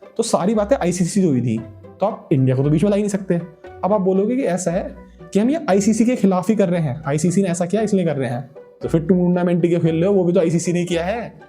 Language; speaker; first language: Hindi; native; Hindi